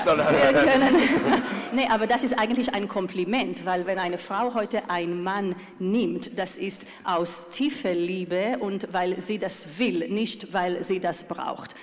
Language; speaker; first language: German; non-native, fluent; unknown